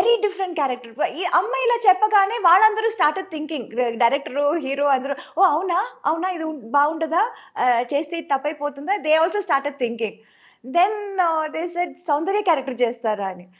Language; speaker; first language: Telugu; non-native, fluent; Tamil